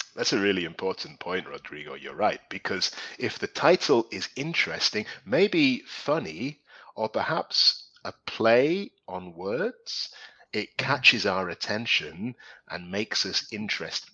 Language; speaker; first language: English; native; English